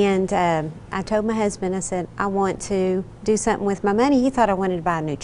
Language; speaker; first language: English; native; English